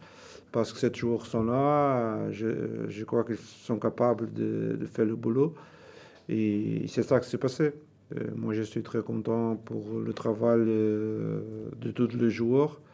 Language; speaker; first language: French; non-native, learner; Portuguese